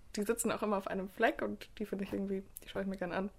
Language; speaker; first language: German; native; German